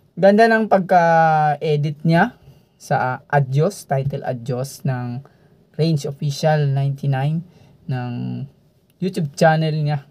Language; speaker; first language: Filipino; non-native, local second language; Cebuano